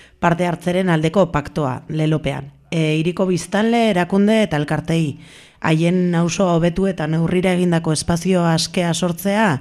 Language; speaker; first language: Basque; non-native, local second language; Spanish